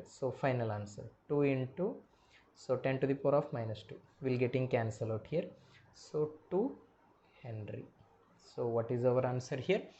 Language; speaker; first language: English; non-native, local second language; Kannada